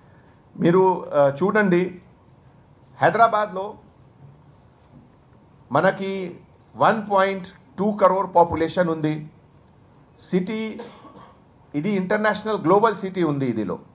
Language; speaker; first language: Telugu; non-native, fluent; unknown